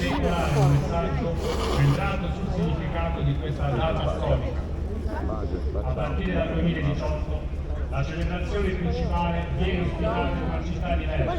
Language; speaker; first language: Italian; native; Italian